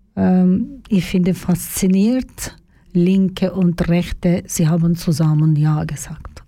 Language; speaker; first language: German; non-native, learner; Turkish